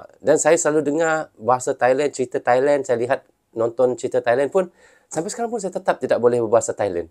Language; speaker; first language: Malay; native; Malay